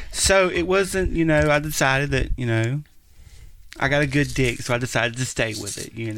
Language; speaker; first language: English; native; English